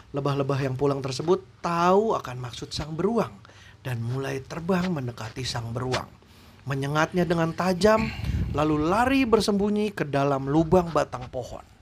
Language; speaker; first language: Indonesian; native; Indonesian